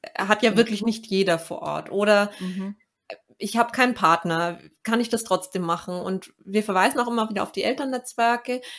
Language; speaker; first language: German; native; German